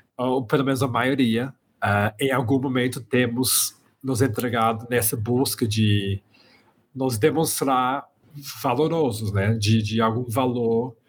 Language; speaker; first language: Portuguese; non-native, fluent; English